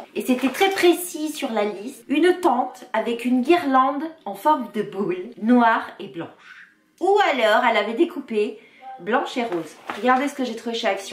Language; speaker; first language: French; native; French